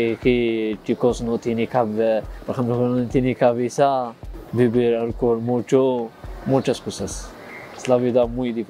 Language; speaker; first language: Spanish; non-native, learner; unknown